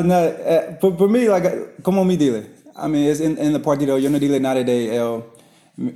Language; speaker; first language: Spanish; non-native, learner; English